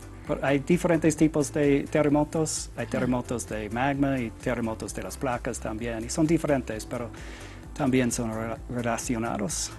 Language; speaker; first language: Spanish; non-native, learner; English